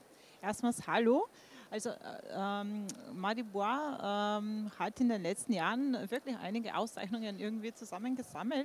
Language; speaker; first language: German; non-native, fluent; Slovenian